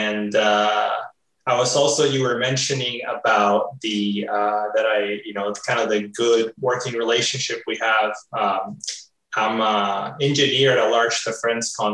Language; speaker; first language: English; early bilingual, other home language; Spanish